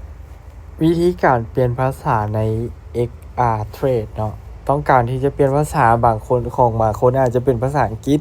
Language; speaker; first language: Thai; non-native, local second language; Lao